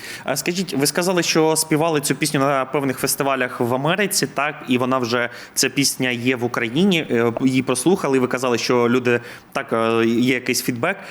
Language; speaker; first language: Ukrainian; native; Ukrainian